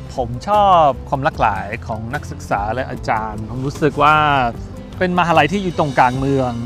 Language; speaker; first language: Thai; non-native, fluent; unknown